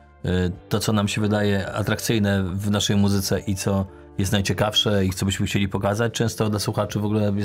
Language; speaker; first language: Polish; native; Polish